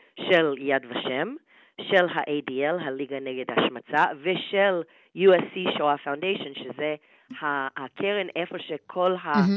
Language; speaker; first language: Hebrew; non-native, fluent; English